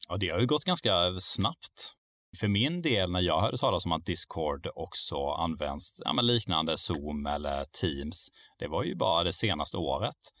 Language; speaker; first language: Swedish; native; Swedish